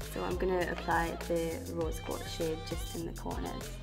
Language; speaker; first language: English; native; English